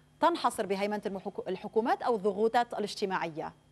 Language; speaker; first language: Arabic; native; Arabic